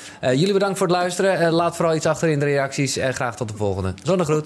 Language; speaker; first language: Dutch; native; Dutch